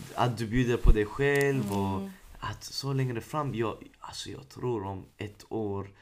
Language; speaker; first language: Swedish; early bilingual, other home language; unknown